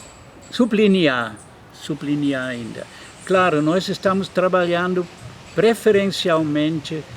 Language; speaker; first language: Portuguese; non-native, fluent; German